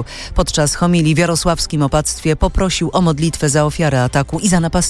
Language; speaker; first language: Polish; native; Polish